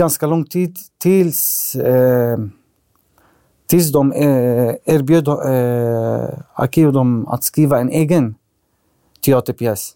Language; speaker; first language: Swedish; early bilingual, other home language; Arabic